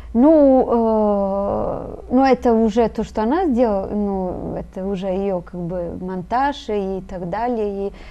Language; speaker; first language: Russian; non-native, fluent; Italian